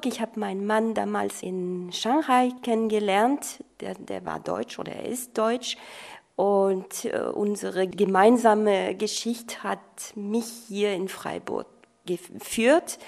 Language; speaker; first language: German; non-native, fluent; French